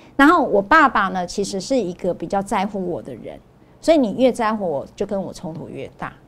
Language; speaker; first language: Chinese; non-native, local second language; Min Nan Chinese